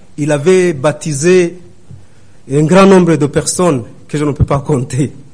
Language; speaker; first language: French; non-native, local second language; Rundi